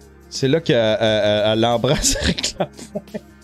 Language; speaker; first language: French; native; French